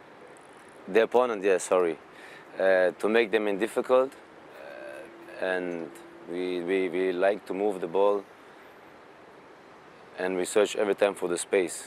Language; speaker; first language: English; non-native, fluent; German